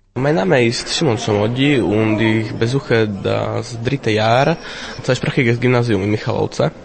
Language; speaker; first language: German; non-native, fluent; Slovak